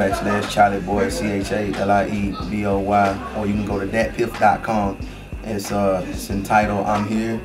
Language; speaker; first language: English; native; English